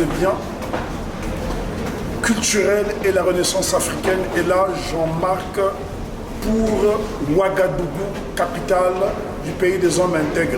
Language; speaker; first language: French; non-native, local second language; Kongo